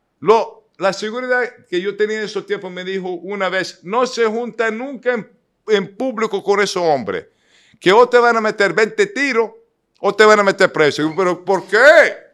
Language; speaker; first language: Spanish; non-native, fluent; Italian